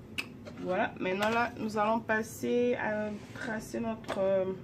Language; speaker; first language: French; non-native, local second language; Lingala